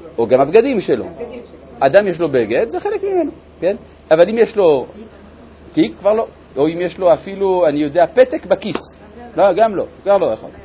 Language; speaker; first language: Hebrew; non-native, fluent; French